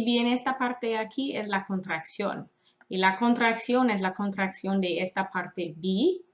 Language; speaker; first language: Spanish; non-native, fluent; English